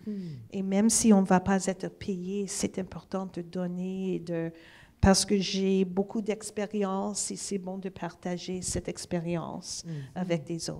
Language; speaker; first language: French; non-native, fluent; English